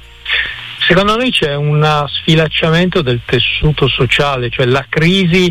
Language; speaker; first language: Italian; native; Italian